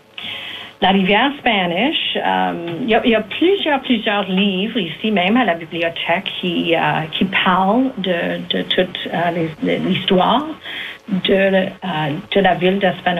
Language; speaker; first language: French; native; French